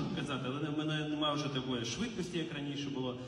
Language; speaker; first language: Ukrainian; non-native, local second language; Russian